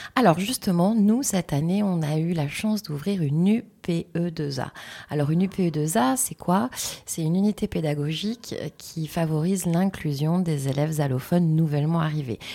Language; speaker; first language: French; native; French